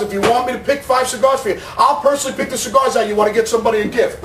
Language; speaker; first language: English; native; English